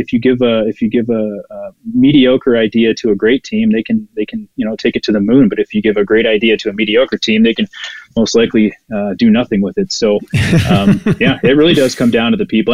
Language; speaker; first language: English; native; English